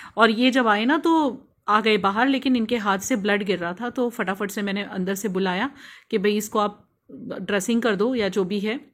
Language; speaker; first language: Hindi; native; Hindi